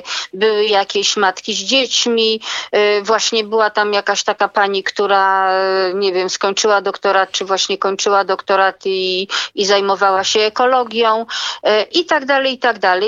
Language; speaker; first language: Polish; native; Polish